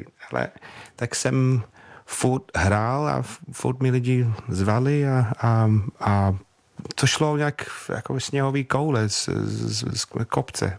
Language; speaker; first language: Czech; non-native, fluent; English